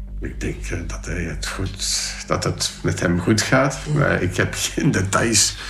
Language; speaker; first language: Dutch; non-native, local second language; French